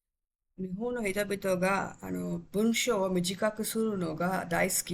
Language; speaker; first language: Japanese; non-native, learner; Tamil